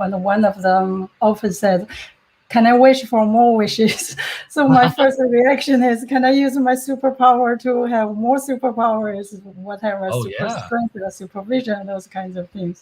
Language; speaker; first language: English; non-native, fluent; Chinese